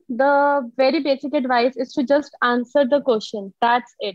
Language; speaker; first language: English; non-native, local second language; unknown